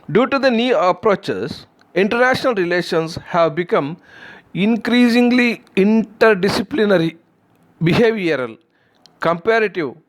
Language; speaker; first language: English; non-native, local second language; Kannada